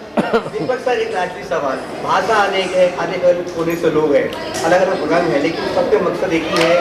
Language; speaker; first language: Hindi; native; Hindi